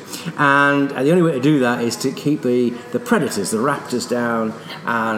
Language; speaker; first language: English; native; English